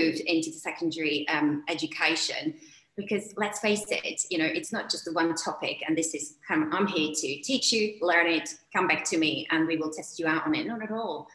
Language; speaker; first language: English; non-native, fluent; Czech